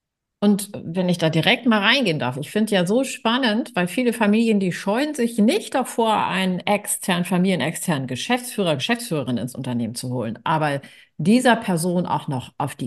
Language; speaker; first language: German; native; German